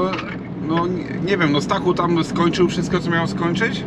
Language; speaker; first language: Polish; native; Polish